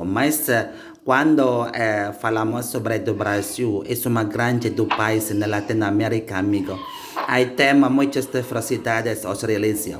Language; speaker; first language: Portuguese; non-native, learner; Indonesian